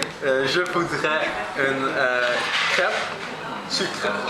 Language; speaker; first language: French; non-native, learner; Dutch